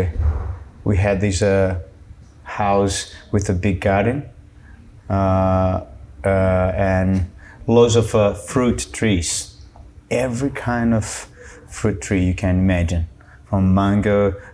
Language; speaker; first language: English; non-native, fluent; Portuguese